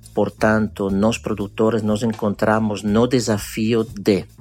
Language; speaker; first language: Portuguese; non-native, fluent; Italian